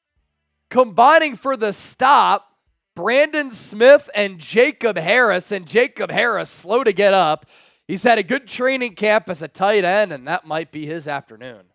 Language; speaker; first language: English; native; English